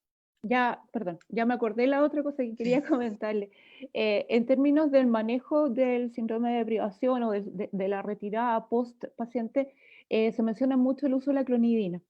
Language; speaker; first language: Spanish; native; Spanish